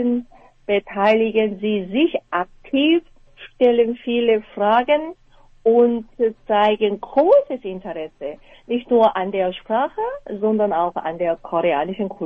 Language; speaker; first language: German; non-native, fluent; Korean